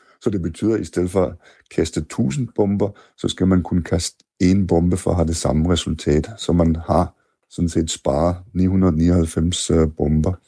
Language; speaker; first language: Danish; non-native, fluent; German